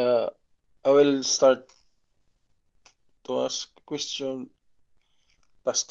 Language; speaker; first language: English; non-native, local second language; Filipino